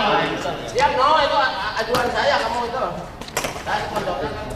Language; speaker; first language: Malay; non-native, local second language; Javanese